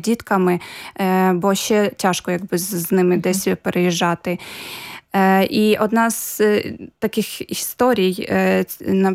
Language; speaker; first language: Ukrainian; native; Ukrainian